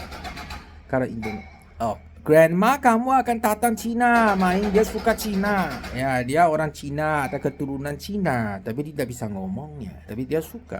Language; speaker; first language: Indonesian; non-native, learner; Chinese